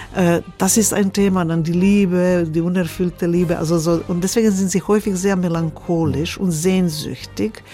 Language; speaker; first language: German; non-native, fluent; Croatian